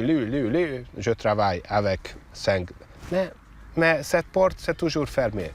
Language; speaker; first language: French; non-native, learner; Hungarian